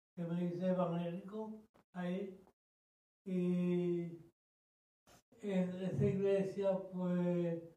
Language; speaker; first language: Spanish; native; Spanish